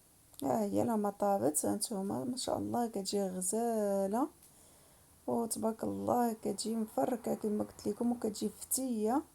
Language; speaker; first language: Arabic; native; Arabic